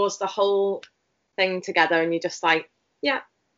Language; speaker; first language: English; native; English